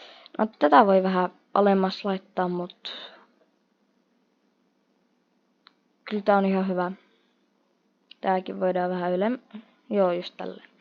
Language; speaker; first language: Finnish; non-native, fluent; Russian